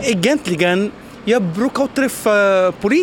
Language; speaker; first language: Swedish; non-native, learner; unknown